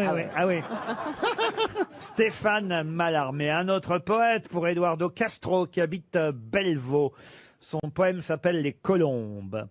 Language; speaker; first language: French; native; French